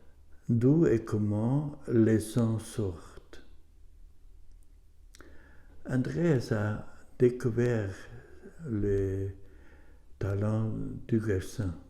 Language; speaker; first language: French; non-native, learner; German